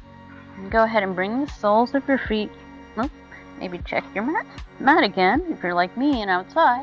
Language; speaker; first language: English; native; English